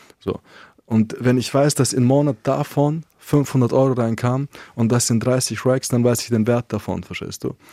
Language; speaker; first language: German; non-native, fluent; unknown